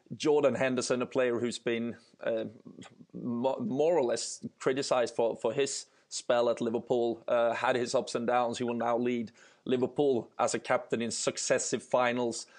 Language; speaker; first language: English; non-native, fluent; Swedish